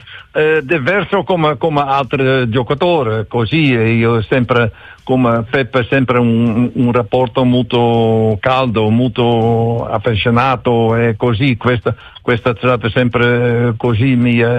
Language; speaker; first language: Italian; non-native, learner; Dutch